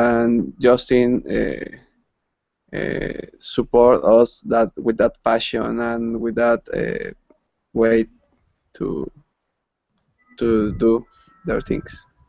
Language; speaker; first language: English; non-native, learner; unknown